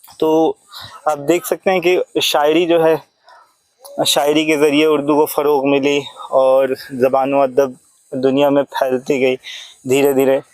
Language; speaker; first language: Urdu; native; Urdu